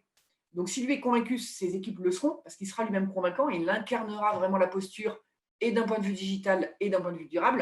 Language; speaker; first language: French; native; French